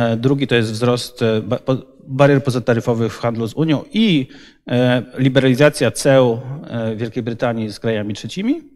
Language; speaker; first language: Polish; native; Polish